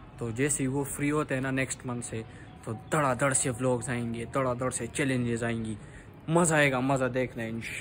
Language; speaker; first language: Urdu; non-native, local second language; Pashto